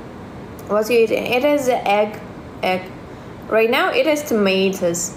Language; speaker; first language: English; non-native, learner; Russian